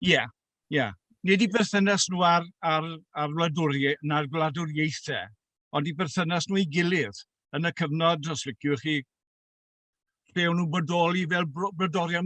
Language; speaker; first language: Welsh; native; Welsh